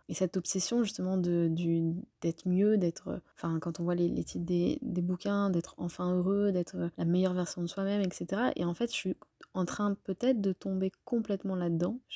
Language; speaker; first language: French; native; French